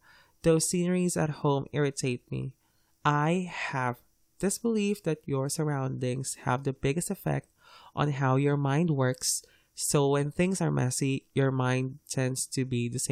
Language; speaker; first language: English; non-native, local second language; Filipino